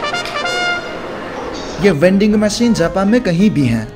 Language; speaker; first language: Hindi; non-native, fluent; Japanese